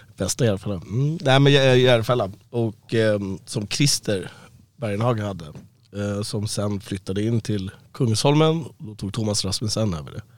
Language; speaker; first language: Swedish; native; Swedish